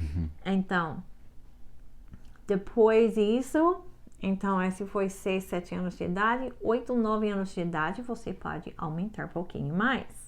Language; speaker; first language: Portuguese; non-native, learner; English